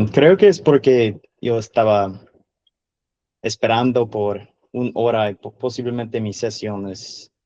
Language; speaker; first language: Spanish; non-native, learner; English